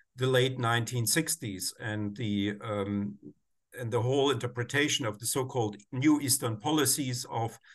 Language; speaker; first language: English; non-native, fluent; German